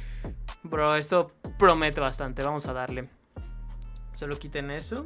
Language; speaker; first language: Spanish; native; Spanish